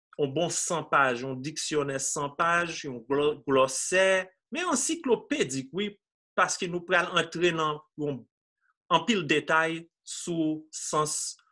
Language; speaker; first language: Haitian Creole; non-native, fluent; English